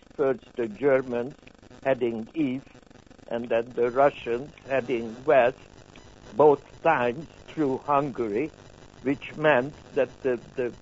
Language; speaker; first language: English; non-native, fluent; Hungarian